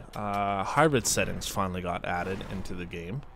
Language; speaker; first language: English; native; English